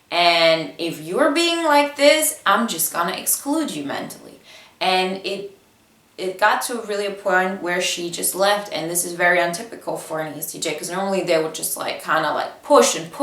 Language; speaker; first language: English; non-native, fluent; Bulgarian